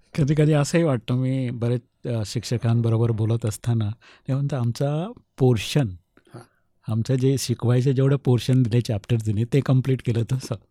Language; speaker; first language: Marathi; non-native, local second language; Hindi